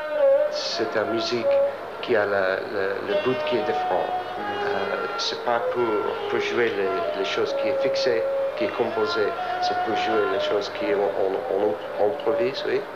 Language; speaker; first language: French; non-native, learner; English